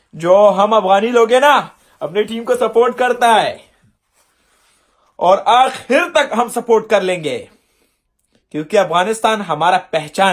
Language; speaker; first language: Hindi; non-native, fluent; Pashto